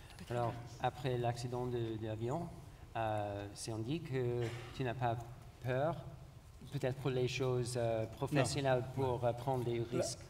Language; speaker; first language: French; non-native, learner; English